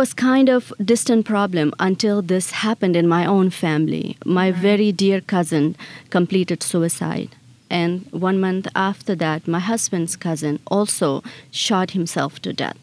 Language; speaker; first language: English; non-native, local second language; Khowar